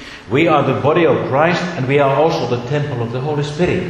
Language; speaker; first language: English; non-native, fluent; Finnish